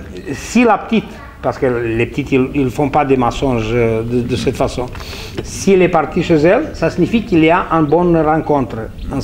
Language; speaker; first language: French; non-native, fluent; Romanian